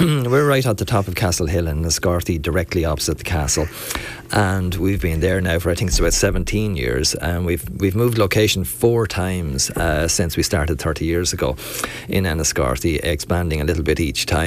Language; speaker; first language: English; native; English